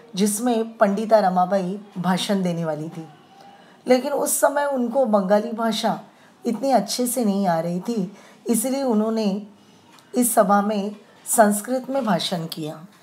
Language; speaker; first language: Hindi; non-native, local second language; Marathi